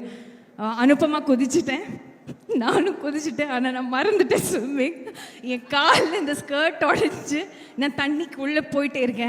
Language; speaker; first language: Tamil; non-native, fluent; Malayalam